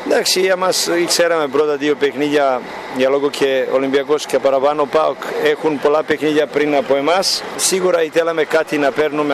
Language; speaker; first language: Greek; non-native, fluent; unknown